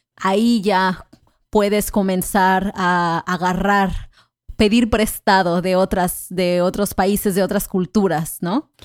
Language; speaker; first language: Spanish; native; Spanish